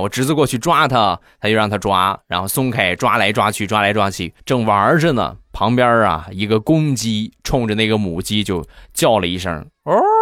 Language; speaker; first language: Chinese; native; Chinese